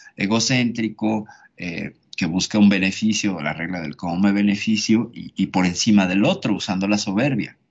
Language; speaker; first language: Spanish; native; Spanish